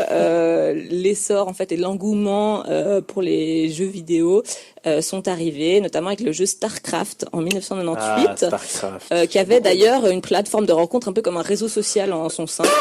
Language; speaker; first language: French; native; French